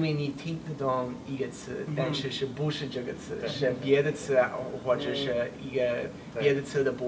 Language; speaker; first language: Chinese; non-native, learner; English